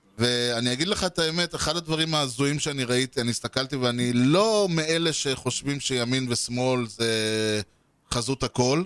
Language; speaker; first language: Hebrew; native; Hebrew